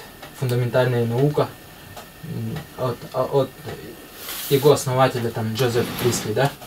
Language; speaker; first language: Russian; native; Russian